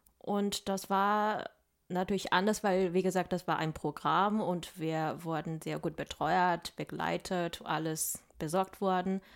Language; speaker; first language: German; non-native, fluent; Chinese